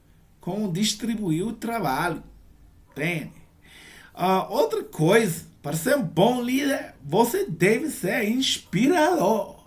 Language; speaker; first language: Portuguese; non-native, learner; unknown